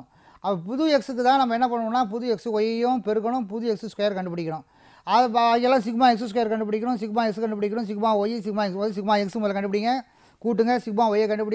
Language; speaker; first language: Tamil; native; Tamil